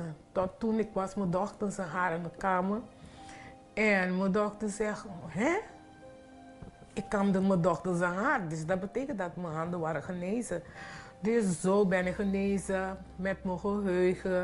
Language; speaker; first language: Dutch; non-native, local second language; Papiamento